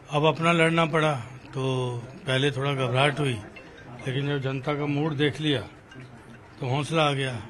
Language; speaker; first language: Hindi; native; Hindi